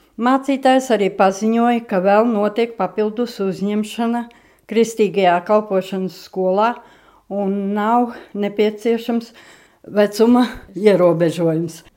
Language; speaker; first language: Latvian; native; Latvian